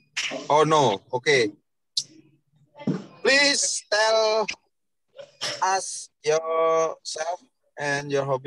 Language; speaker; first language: English; non-native, learner; Indonesian